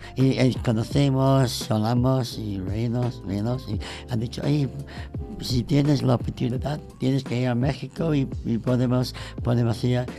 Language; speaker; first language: Spanish; non-native, learner; English